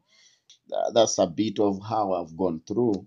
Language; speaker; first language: English; non-native, local second language; Tumbuka